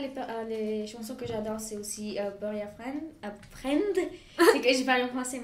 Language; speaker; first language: French; non-native, fluent; Bulgarian